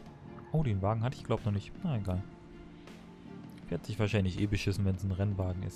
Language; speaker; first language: German; native; German